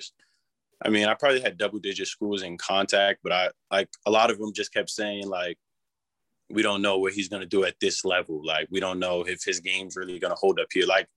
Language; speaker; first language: English; native; English